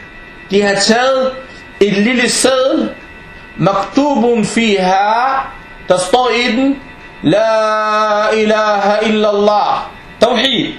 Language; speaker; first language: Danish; early bilingual, other home language; Arabic